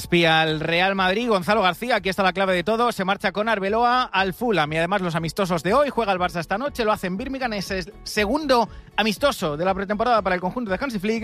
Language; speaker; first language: Spanish; native; Spanish